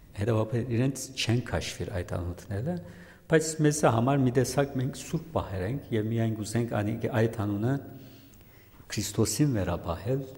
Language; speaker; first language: Armenian; native; Armenian